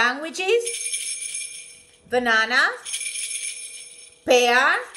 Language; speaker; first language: English; non-native, fluent; Spanish